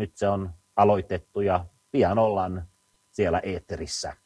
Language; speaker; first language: Finnish; early bilingual, heritage; Finnish